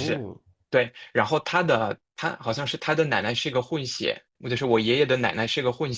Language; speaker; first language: Chinese; non-native, fluent; French